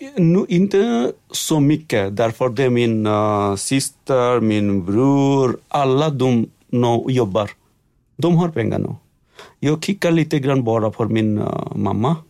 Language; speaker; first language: Swedish; non-native, learner; Bangla